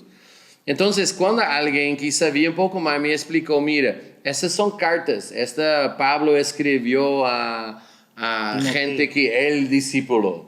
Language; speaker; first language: Spanish; non-native, fluent; Portuguese